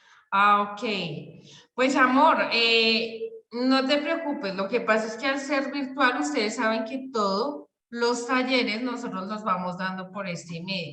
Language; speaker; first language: Spanish; native; Spanish